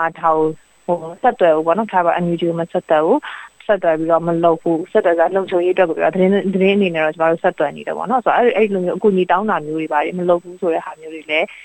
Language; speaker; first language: Burmese; native; Burmese